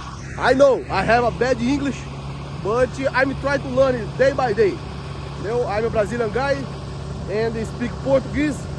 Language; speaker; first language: English; non-native, learner; Portuguese